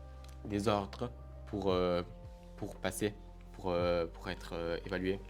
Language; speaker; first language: French; non-native, learner; Italian